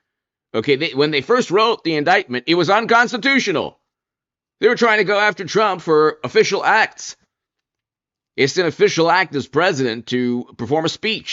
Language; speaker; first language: English; native; English